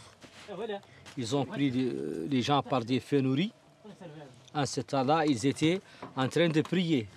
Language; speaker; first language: French; non-native, local second language; Arabic